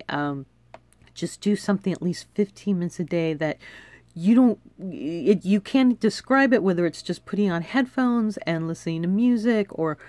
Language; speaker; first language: English; native; English